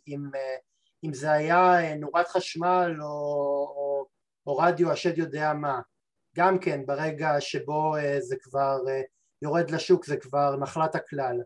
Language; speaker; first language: Hebrew; native; Hebrew